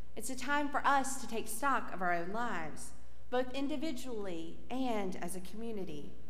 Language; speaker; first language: English; native; English